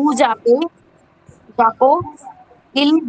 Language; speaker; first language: French; non-native, learner; Hindi